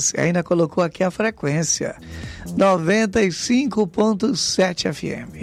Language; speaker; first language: Portuguese; native; Portuguese